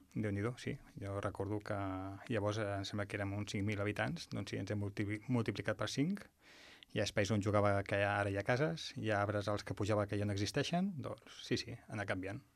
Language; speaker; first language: Catalan; non-native, local second language; Spanish